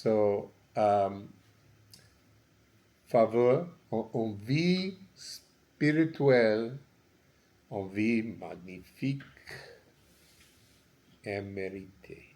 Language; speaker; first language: French; non-native, learner; English